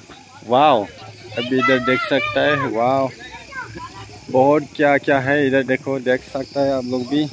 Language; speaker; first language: Hindi; non-native, local second language; Bodo